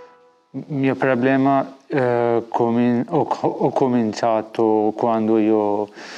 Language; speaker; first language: Italian; non-native, learner; Persian